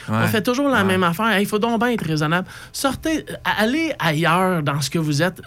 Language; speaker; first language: French; native; French